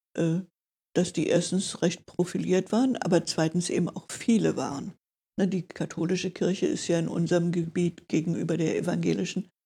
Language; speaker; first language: German; native; German